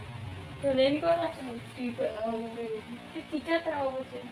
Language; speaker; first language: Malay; non-native, local second language; Javanese